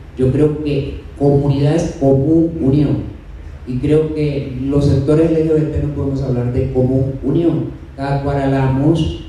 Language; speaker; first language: Spanish; native; Spanish